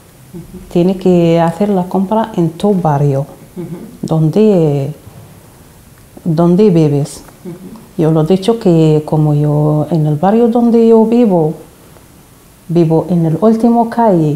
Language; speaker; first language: Spanish; non-native, learner; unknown